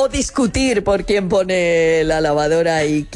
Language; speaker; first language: Spanish; native; Spanish